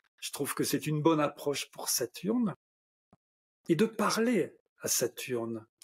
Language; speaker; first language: French; native; French